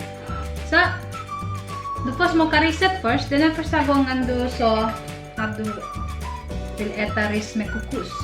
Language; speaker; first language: Swedish; non-native, learner; Indonesian